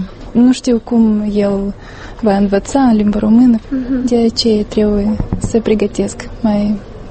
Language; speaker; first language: Romanian; non-native, local second language; Russian